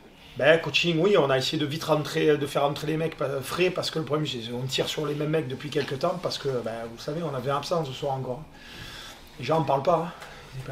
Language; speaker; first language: French; native; French